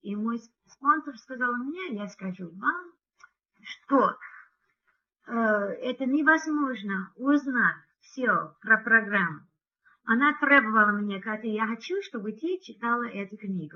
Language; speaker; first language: Russian; non-native, learner; English